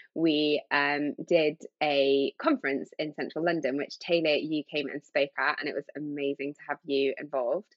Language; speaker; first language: English; native; English